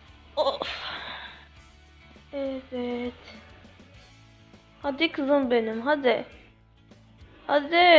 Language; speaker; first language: Turkish; non-native, learner; Arabic